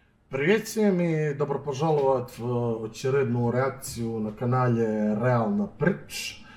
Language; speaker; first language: Russian; non-native, learner; Serbian